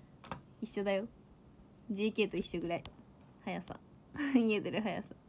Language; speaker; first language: Japanese; native; Japanese